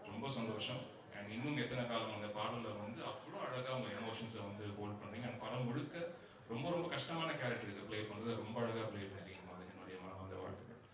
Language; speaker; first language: Tamil; native; Tamil